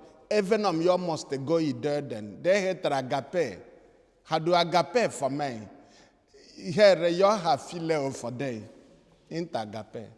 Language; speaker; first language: Swedish; non-native, fluent; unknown